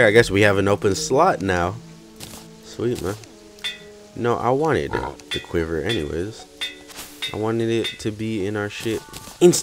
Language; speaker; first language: English; native; English